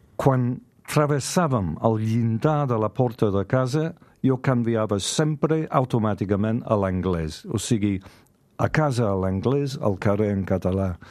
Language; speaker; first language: Catalan; non-native, fluent; English